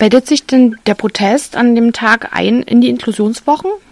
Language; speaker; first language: German; native; German